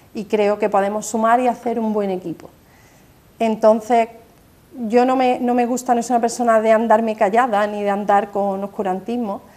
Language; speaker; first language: Spanish; native; Spanish